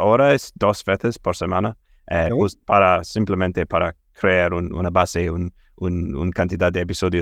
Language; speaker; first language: Spanish; non-native, fluent; English